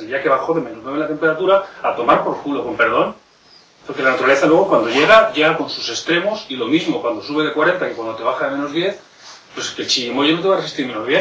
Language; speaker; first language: Spanish; native; Spanish